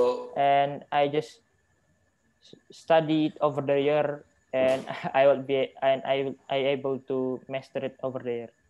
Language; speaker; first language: English; non-native, learner; Indonesian